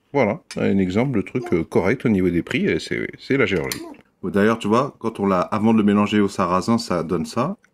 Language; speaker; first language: French; native; French